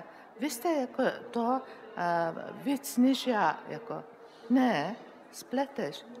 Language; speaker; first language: Czech; non-native, learner; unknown